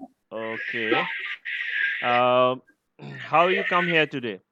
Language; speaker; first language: English; non-native, learner; Bangla